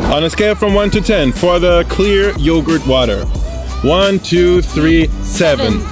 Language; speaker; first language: English; non-native, fluent; German